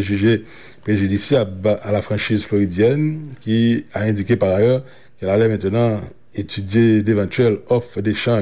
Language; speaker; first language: French; non-native, local second language; Haitian Creole